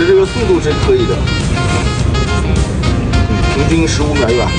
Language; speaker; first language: Chinese; native; Chinese